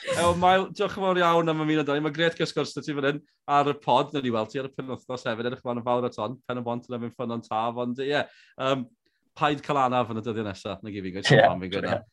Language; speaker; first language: Welsh; native; Welsh